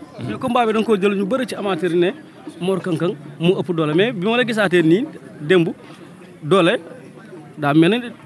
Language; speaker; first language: Wolof; native; Wolof